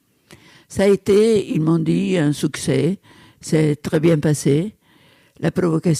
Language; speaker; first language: French; non-native, fluent; Italian